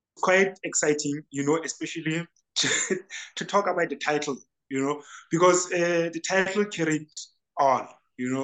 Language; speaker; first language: English; non-native, local second language; Southern Sotho